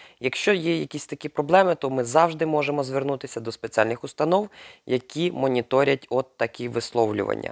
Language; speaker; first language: Ukrainian; native; Ukrainian